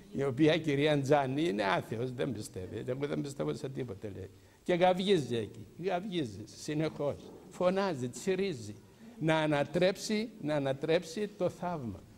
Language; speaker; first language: Greek; native; Greek